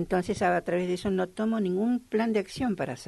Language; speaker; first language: Spanish; native; Spanish